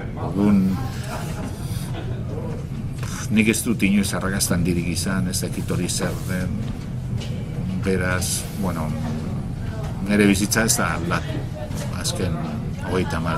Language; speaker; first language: Basque; non-native, local second language; Spanish